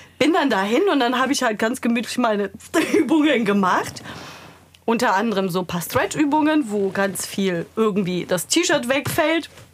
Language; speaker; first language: German; early bilingual, other home language; Serbian